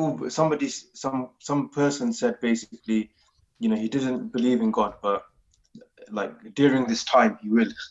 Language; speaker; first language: English; early bilingual, other home language; Punjabi